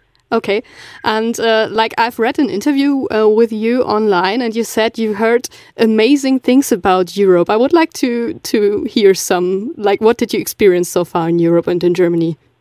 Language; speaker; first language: English; non-native, fluent; German